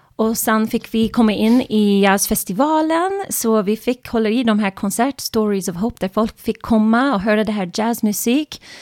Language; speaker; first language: Swedish; non-native, fluent; English